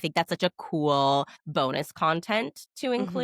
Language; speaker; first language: English; native; English